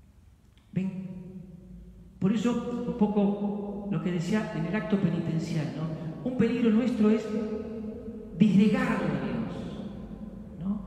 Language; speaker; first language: Spanish; native; Spanish